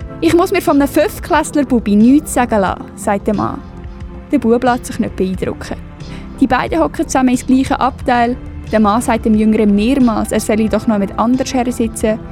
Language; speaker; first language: German; native; German